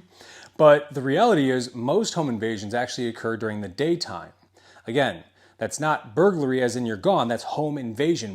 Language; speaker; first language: English; native; English